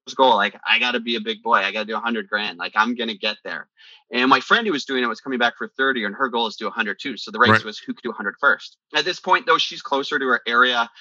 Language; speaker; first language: English; early bilingual, other home language; Italian